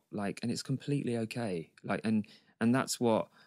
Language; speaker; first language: English; native; English